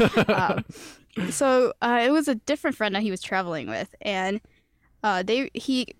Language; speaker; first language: English; early bilingual, other home language; Cantonese